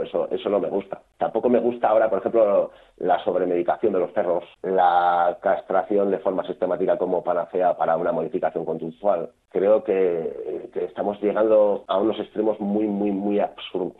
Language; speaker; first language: Spanish; native; Spanish